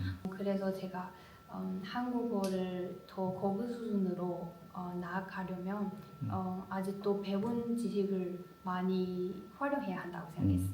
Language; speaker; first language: Korean; non-native, learner; Chinese